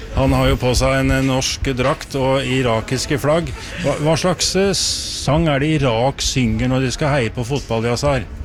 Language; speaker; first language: Norwegian; native; Norwegian